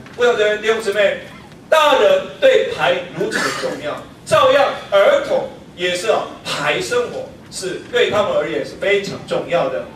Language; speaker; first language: Chinese; non-native, fluent; Korean